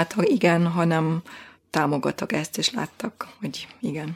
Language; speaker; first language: Hungarian; non-native, fluent; German